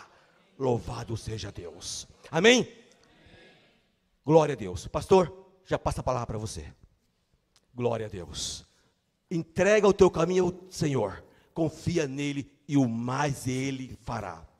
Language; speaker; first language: Portuguese; native; Portuguese